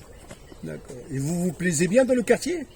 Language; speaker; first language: French; native; French